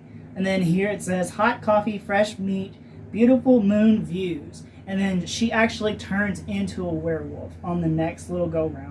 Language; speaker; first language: English; native; English